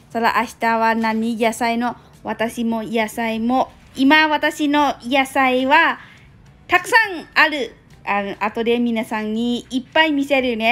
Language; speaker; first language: Japanese; non-native, learner; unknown